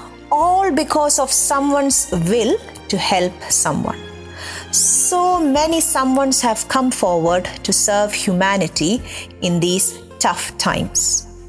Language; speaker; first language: English; non-native, local second language; Malayalam